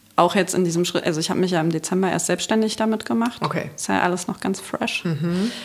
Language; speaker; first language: German; native; German